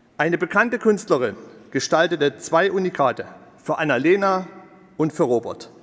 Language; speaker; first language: German; native; German